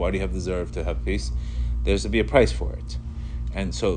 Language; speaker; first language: English; non-native, fluent; Spanish